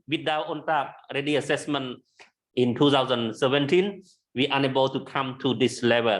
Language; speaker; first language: English; non-native, learner; Khmer